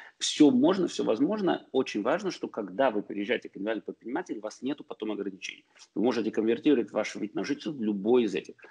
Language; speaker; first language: Russian; early bilingual, heritage; Russian